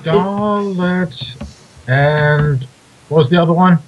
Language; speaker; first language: English; native; English